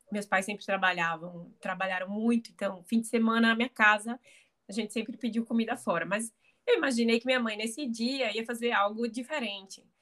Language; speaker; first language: Portuguese; native; Portuguese